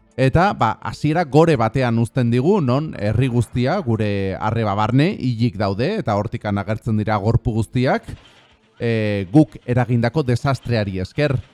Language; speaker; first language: Basque; non-native, fluent; Spanish